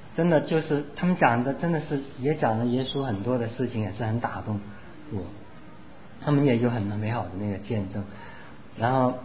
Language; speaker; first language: Chinese; non-native, local second language; Cantonese